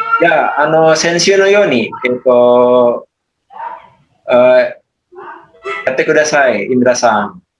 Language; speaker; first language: Japanese; non-native, fluent; Indonesian